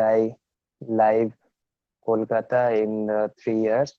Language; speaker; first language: English; non-native, learner; Bangla